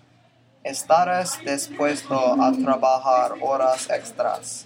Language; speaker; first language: Spanish; non-native, learner; English